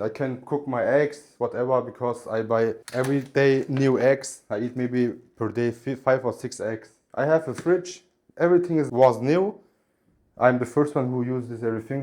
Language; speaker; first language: English; non-native, learner; Turkish